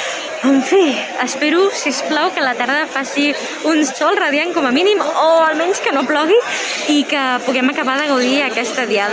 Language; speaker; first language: Catalan; native; Catalan